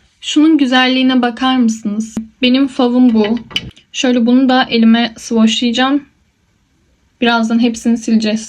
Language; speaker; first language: Turkish; native; Turkish